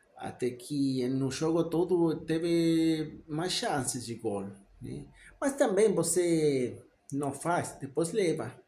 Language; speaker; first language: Portuguese; non-native, fluent; Spanish